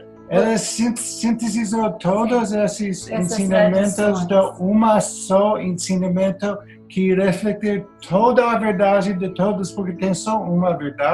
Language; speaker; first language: Portuguese; non-native, learner; English